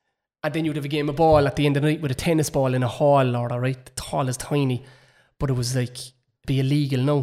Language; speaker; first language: English; native; English